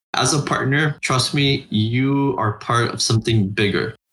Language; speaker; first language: English; non-native, fluent; Spanish